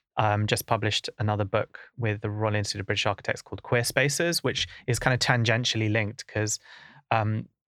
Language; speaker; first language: English; native; English